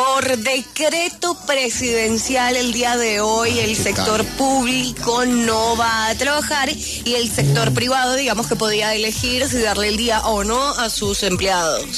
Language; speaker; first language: Spanish; native; Spanish